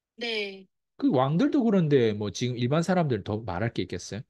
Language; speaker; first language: Korean; early bilingual, heritage; Korean